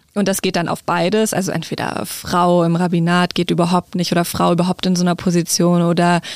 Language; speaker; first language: German; native; German